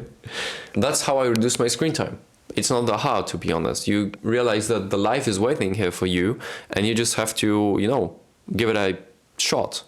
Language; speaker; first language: English; non-native, fluent; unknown